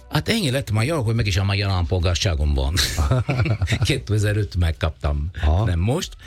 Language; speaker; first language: Hungarian; non-native, fluent; Italian